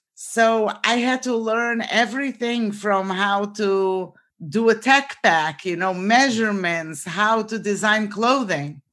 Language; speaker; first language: English; non-native, fluent; Portuguese